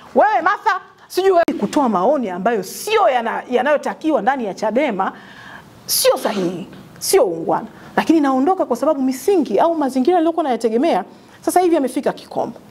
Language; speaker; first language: Swahili; native; Swahili